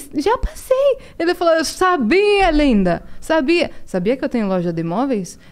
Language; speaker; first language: Portuguese; native; Portuguese